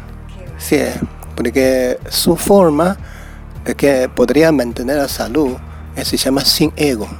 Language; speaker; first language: Spanish; non-native, learner; Chinese